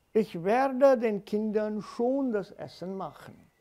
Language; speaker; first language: German; non-native, fluent; Hindi